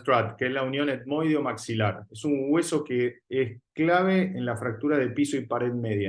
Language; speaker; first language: Spanish; native; Spanish